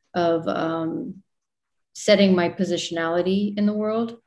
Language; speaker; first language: English; native; English